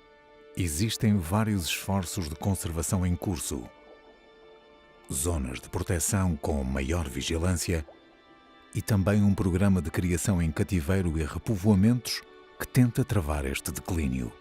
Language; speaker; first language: Portuguese; native; Portuguese